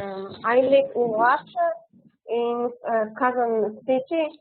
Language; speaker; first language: English; non-native, learner; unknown